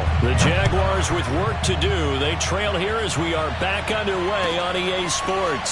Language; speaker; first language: English; native; English